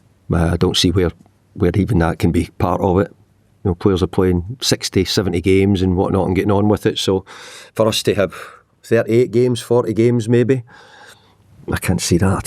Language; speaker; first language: English; native; English